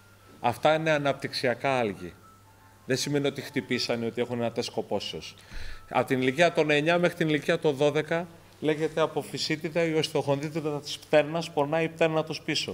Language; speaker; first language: Greek; native; Greek